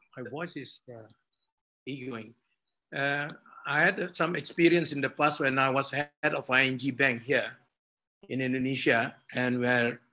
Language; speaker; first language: English; non-native, fluent; Indonesian